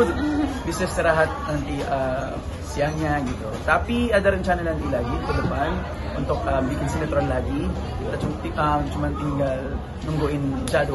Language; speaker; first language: Indonesian; non-native, fluent; Filipino